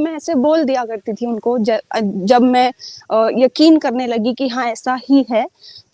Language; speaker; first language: Hindi; native; Hindi